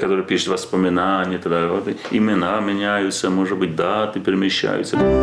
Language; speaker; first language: Russian; non-native, fluent; Swedish